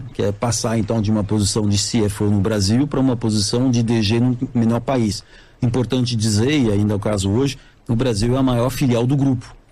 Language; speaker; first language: Portuguese; non-native, fluent; French